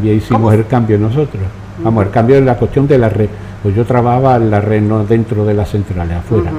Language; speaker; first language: Spanish; native; Spanish